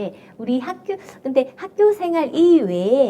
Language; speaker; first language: Korean; native; Korean